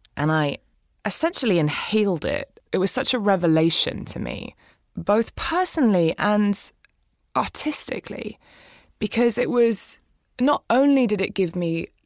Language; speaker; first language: English; native; English